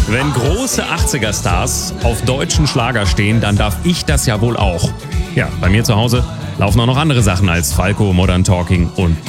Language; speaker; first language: German; native; German